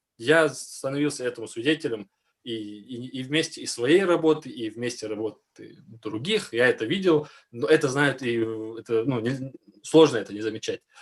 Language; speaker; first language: Russian; non-native, local second language; Ingush